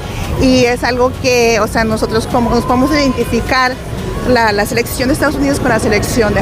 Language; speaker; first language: Spanish; early bilingual, heritage; Spanish